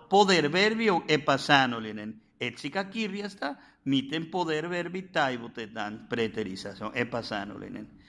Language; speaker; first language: Finnish; non-native, fluent; Spanish